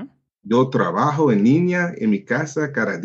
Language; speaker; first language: Spanish; non-native, learner; English